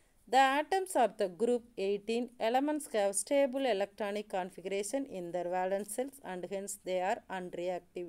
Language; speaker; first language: English; non-native, local second language; Tamil